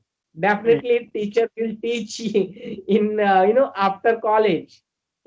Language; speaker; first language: English; non-native, learner; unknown